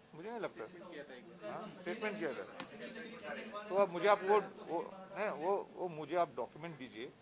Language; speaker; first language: Hindi; non-native, local second language; Marathi